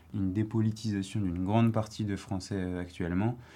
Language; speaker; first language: French; native; French